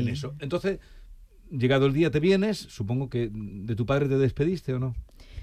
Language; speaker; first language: Spanish; native; Spanish